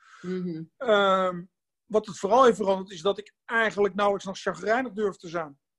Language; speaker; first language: Dutch; native; Dutch